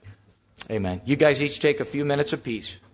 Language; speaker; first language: English; native; English